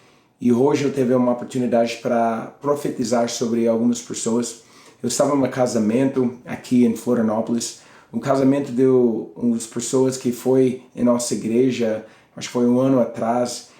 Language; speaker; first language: Portuguese; non-native, learner; English